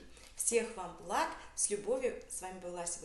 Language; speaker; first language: Russian; native; Russian